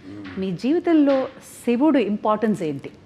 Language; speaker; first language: Telugu; native; Telugu